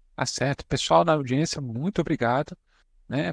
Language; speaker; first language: Portuguese; native; Portuguese